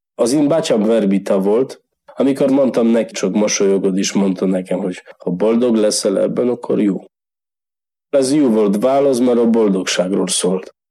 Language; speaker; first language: Hungarian; non-native, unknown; Polish